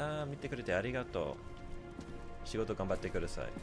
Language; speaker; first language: Japanese; non-native, learner; English